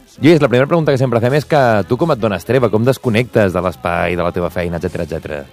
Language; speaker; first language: Catalan; native; Catalan